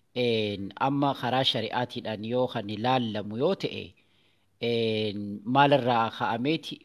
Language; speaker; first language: Oromo; native; Oromo